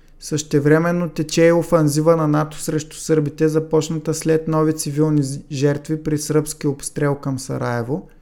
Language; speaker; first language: Bulgarian; native; Bulgarian